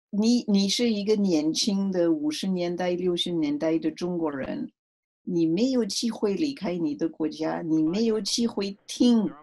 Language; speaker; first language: Chinese; non-native, fluent; French